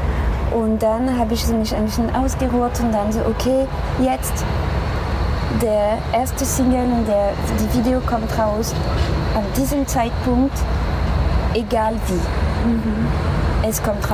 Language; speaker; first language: German; non-native, fluent; French